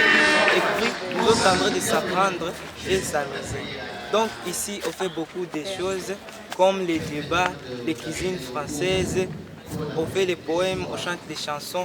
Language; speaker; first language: French; non-native, learner; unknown